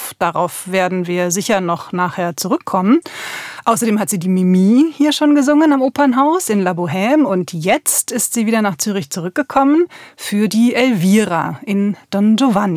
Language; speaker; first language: German; native; German